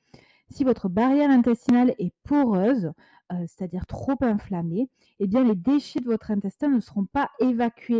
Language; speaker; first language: French; native; French